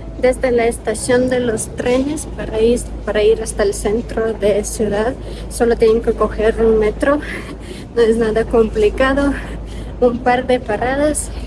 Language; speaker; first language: Spanish; non-native, fluent; Ukrainian